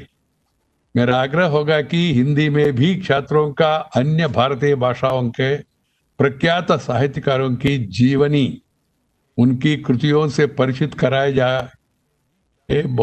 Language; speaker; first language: Hindi; non-native, local second language; Telugu